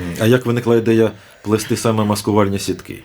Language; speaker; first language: Ukrainian; native; Ukrainian